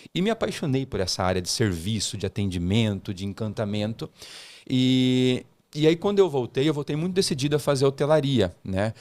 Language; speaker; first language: Portuguese; early bilingual, heritage; Portuguese